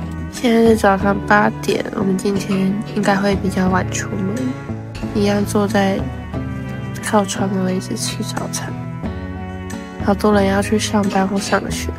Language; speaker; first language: Chinese; native; Chinese